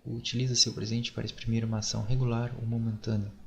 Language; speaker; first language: Portuguese; non-native, fluent; French